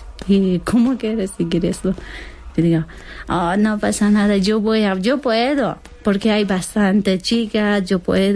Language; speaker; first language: Spanish; non-native, learner; Persian